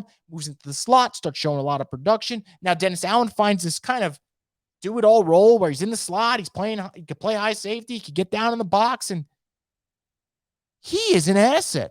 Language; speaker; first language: English; native; English